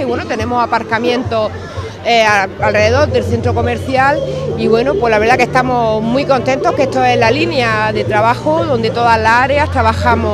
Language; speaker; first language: Spanish; native; Spanish